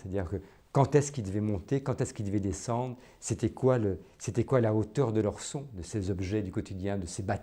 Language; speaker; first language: French; native; French